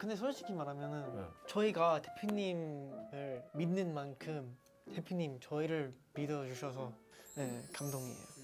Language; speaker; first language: Korean; non-native, fluent; English